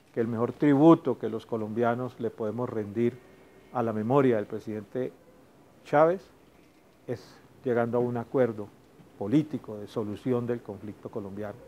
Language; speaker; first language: Spanish; native; Spanish